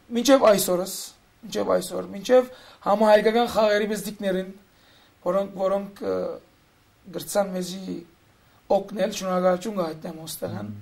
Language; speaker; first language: Armenian; early bilingual, heritage; Armenian